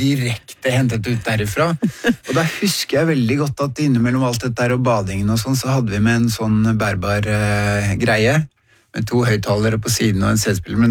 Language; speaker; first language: Norwegian; native; Norwegian